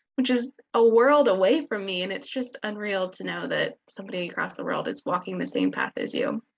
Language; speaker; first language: English; native; English